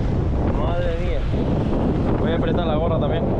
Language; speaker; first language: Spanish; native; Spanish